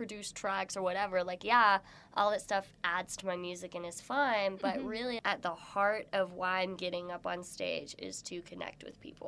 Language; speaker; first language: English; native; English